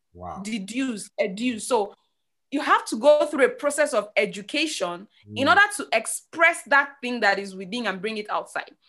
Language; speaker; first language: English; non-native, local second language; Igbo